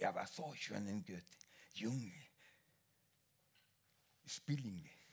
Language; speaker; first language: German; non-native, learner; Spanish